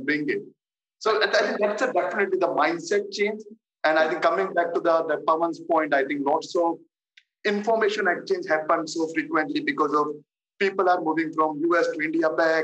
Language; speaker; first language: English; non-native, local second language; Hindi